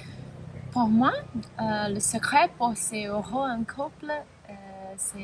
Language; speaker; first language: French; non-native, learner; Spanish